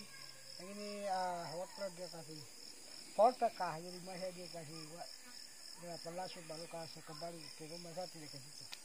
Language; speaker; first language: Indonesian; non-native, local second language; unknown